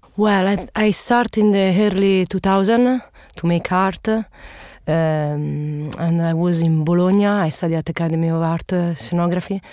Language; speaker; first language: English; non-native, learner; Italian